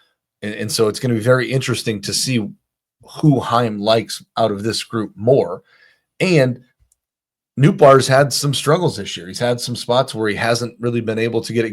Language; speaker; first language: English; native; English